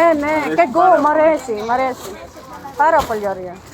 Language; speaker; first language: Greek; non-native, learner; Filipino